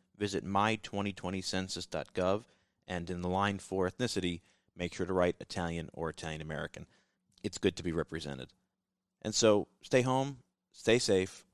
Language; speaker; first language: English; native; English